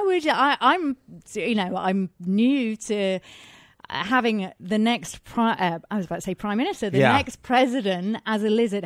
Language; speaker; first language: English; native; English